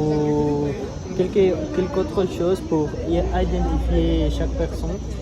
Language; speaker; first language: French; non-native, learner; Spanish